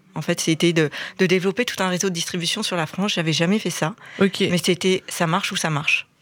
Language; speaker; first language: French; native; French